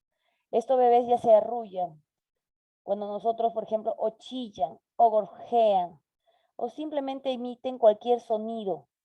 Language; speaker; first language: Spanish; native; Spanish